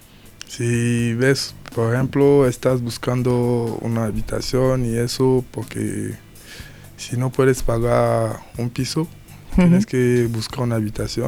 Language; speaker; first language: Spanish; non-native, learner; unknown